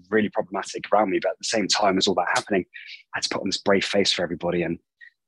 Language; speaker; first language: English; native; English